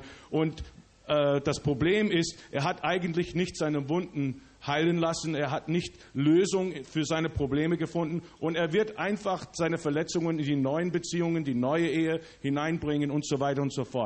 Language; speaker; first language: German; early bilingual, other home language; English